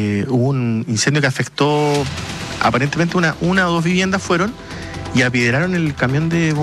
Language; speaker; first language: Spanish; native; Spanish